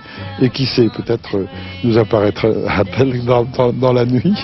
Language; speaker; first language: French; native; French